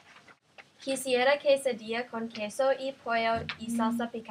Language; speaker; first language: Spanish; non-native, learner; English